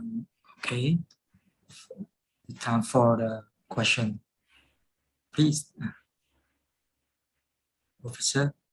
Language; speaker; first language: English; non-native, fluent; Lao